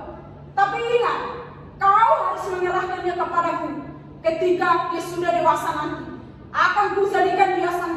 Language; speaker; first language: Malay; non-native, learner; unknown